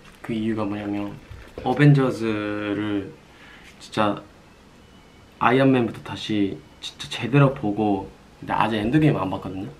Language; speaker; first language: Korean; non-native, fluent; Japanese